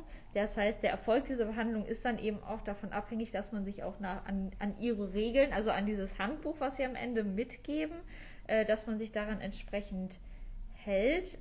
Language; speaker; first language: German; native; German